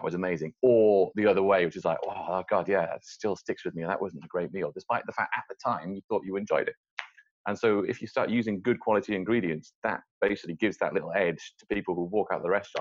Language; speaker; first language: English; native; English